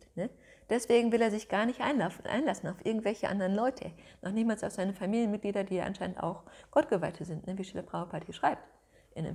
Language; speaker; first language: German; native; German